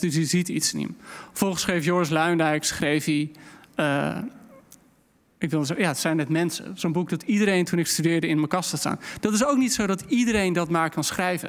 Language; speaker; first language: Dutch; native; Dutch